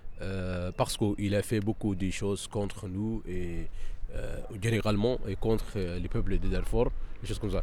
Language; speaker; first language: French; non-native, fluent; Arabic